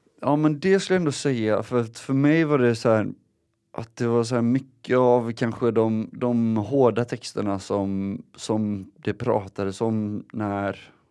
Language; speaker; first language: Swedish; native; Swedish